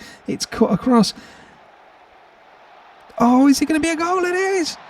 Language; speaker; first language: English; native; English